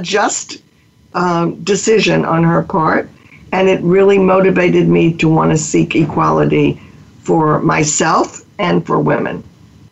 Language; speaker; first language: English; native; English